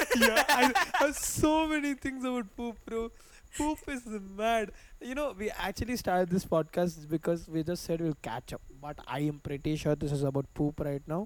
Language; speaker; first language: English; non-native, local second language; Tamil